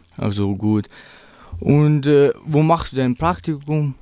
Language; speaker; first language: German; non-native, learner; Albanian